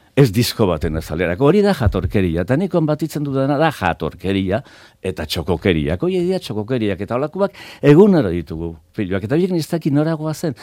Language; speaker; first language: Basque; native; Basque